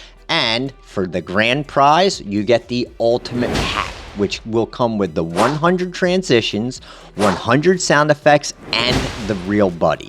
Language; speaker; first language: English; native; English